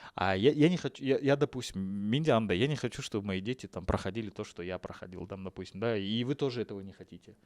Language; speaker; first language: Russian; non-native, local second language; Kazakh